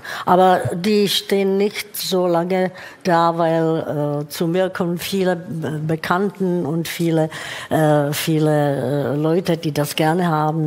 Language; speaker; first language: German; non-native, fluent; Czech